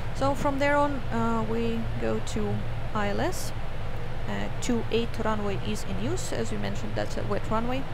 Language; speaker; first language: English; non-native, fluent; Estonian